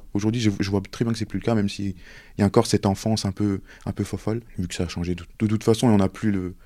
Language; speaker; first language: French; native; French